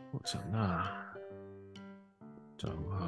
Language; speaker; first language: Japanese; native; Japanese